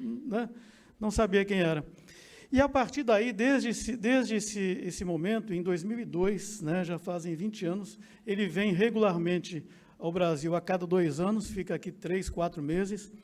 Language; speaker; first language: Portuguese; native; Portuguese